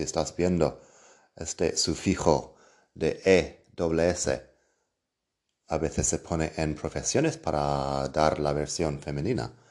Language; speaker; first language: Spanish; non-native, fluent; English